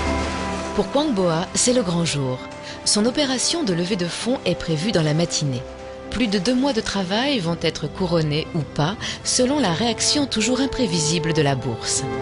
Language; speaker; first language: French; native; French